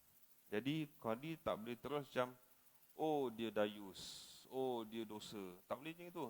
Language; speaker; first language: Malay; native; Malay